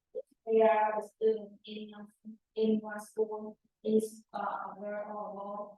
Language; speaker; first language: English; non-native, fluent; Vietnamese